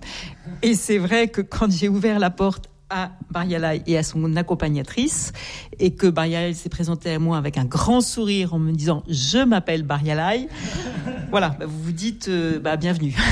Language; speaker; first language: French; native; French